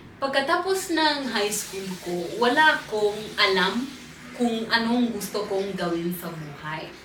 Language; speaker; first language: Filipino; non-native, fluent; Swahili